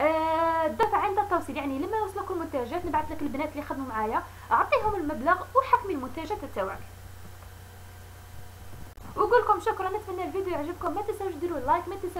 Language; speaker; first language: Arabic; native; Arabic